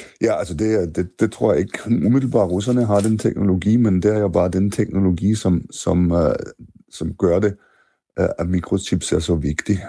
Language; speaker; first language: Danish; non-native, fluent; German